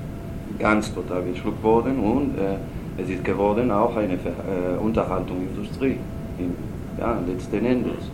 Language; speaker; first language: German; non-native, learner; Spanish